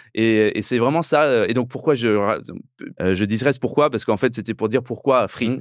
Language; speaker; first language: French; early bilingual, other home language; Persian